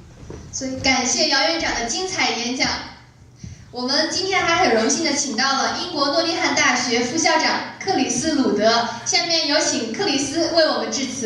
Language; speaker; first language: Chinese; native; Chinese